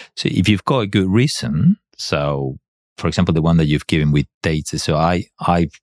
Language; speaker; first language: English; non-native, fluent; Spanish